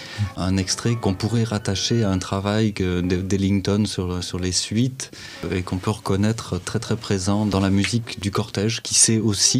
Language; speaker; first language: French; native; French